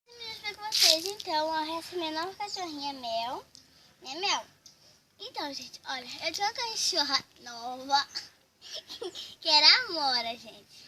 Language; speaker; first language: Portuguese; native; Portuguese